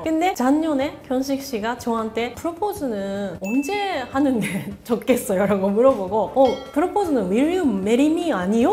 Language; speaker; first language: Korean; non-native, learner; Japanese